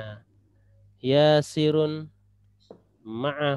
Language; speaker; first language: Arabic; non-native, fluent; Indonesian